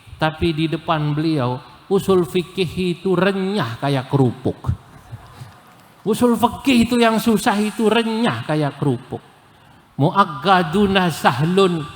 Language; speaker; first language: Indonesian; native; Indonesian